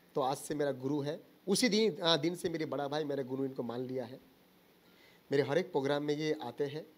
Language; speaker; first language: Hindi; non-native, local second language; Bangla